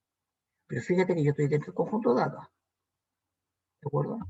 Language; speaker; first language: Spanish; native; Spanish